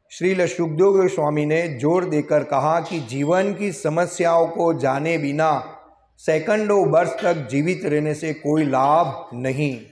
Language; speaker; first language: Hindi; non-native, local second language; Gujarati